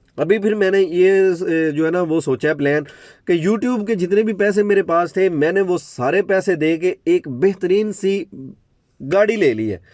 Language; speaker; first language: Urdu; non-native, local second language; Punjabi